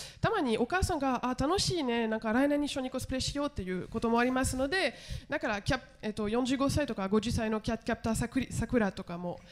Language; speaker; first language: Japanese; non-native, fluent; French